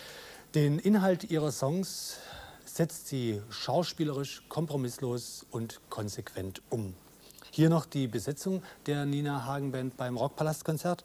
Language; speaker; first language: German; native; German